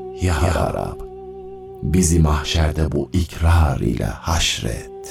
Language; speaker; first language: Turkish; native; Turkish